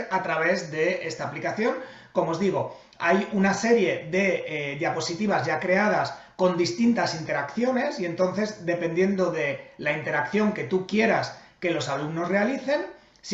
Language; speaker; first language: Spanish; native; Spanish